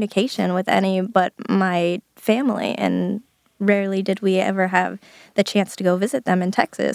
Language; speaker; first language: English; native; English